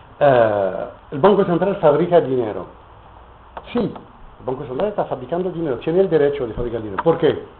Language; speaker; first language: Spanish; non-native, fluent; French